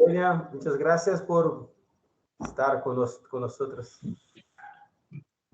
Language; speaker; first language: Spanish; non-native, learner; Portuguese